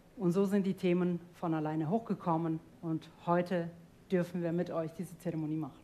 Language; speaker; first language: German; non-native, fluent; Tajik